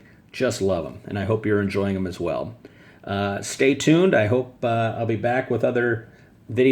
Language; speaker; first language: English; native; English